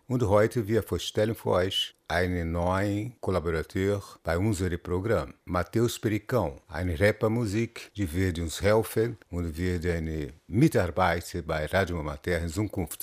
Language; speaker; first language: German; non-native, learner; Portuguese